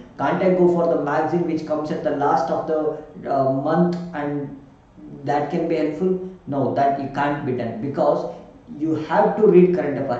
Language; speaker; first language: English; non-native, local second language; Kannada